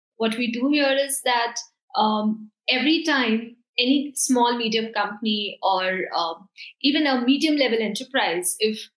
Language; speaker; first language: English; non-native, local second language; Hindi